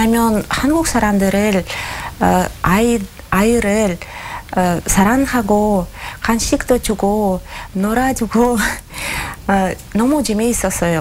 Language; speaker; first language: Korean; non-native, learner; Russian